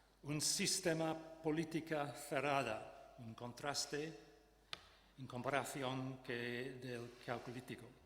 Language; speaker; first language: Spanish; non-native, fluent; English